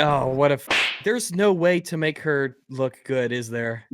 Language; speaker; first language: English; native; English